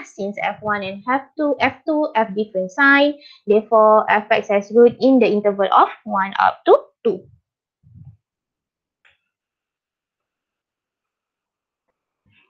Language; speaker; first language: English; non-native, local second language; Malay